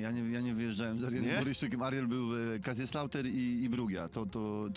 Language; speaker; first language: Polish; native; Polish